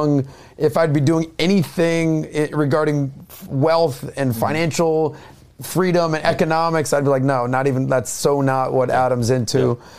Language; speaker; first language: English; native; English